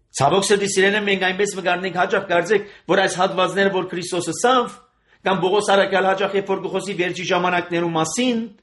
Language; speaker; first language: Armenian; native; Armenian